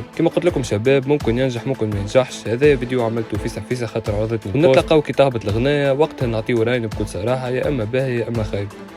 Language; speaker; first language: Arabic; native; Arabic